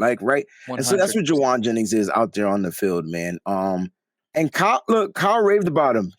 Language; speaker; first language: English; native; English